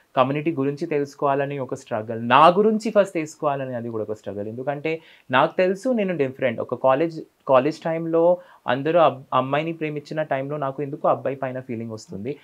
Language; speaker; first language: Telugu; non-native, fluent; Bangla